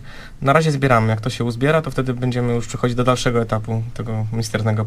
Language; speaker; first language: Polish; native; Polish